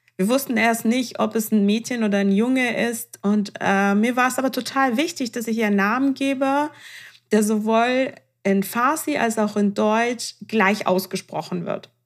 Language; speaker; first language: German; non-native, fluent; Persian